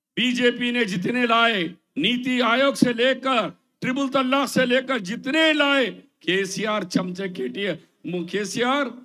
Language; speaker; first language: Hindi; non-native, local second language; Urdu